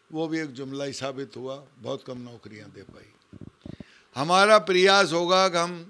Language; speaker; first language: Hindi; native; Hindi